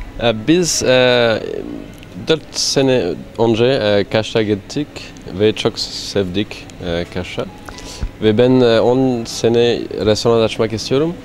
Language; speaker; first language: Turkish; non-native, learner; French